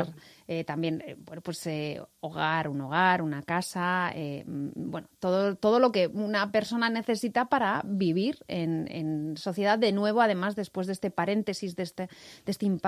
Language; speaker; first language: Spanish; native; Spanish